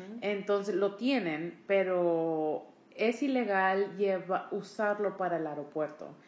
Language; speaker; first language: Spanish; early bilingual, heritage; Spanish